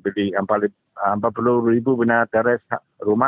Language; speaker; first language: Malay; non-native, local second language; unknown